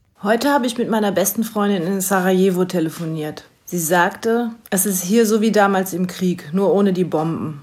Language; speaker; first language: German; native; German